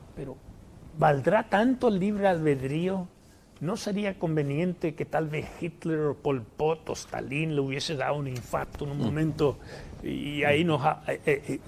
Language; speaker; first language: Spanish; early bilingual, heritage; Spanish